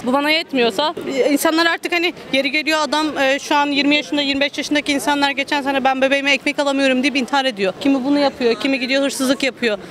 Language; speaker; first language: Turkish; early bilingual, heritage; Turkish